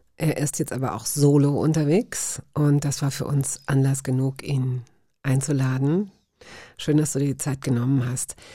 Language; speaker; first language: German; native; German